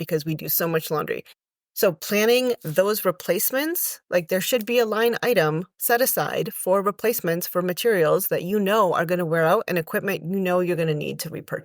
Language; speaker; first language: English; native; English